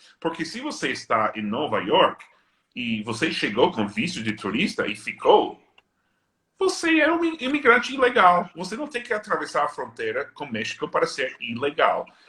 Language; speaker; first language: Portuguese; non-native, fluent; English